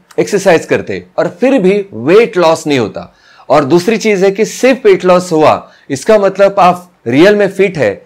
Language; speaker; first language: Hindi; non-native, local second language; Marathi